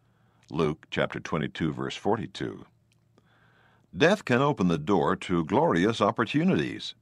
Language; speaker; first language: English; native; English